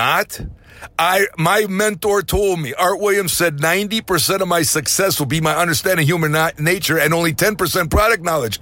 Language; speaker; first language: English; native; English